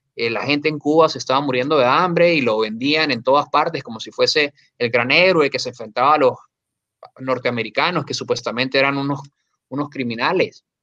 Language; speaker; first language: Spanish; native; Spanish